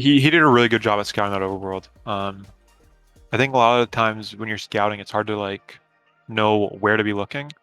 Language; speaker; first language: English; native; English